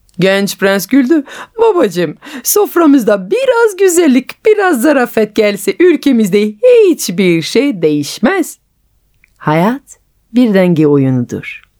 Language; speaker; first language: Turkish; non-native, fluent; French